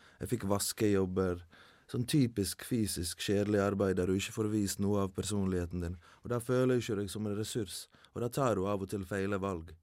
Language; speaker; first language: Norwegian; early bilingual, other home language; Bosnian